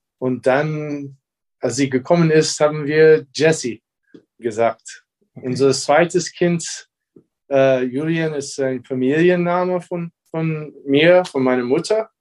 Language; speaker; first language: German; non-native, fluent; English